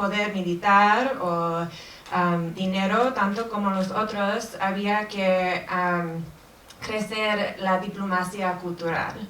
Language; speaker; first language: Spanish; non-native, fluent; English